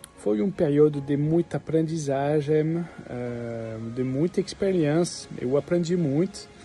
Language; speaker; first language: Portuguese; non-native, fluent; French